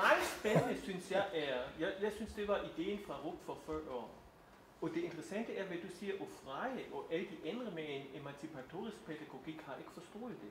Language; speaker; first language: Danish; non-native, fluent; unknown